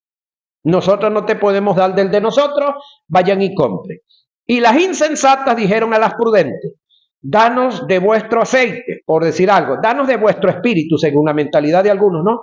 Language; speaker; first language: Spanish; native; Spanish